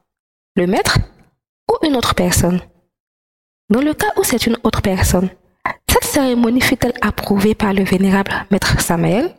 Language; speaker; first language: French; non-native, fluent; Spanish